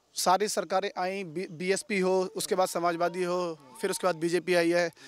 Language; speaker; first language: Hindi; native; Hindi